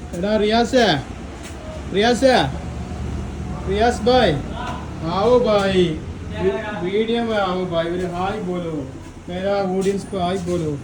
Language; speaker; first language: Hindi; non-native, local second language; Malayalam